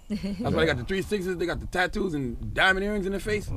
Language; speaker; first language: English; native; English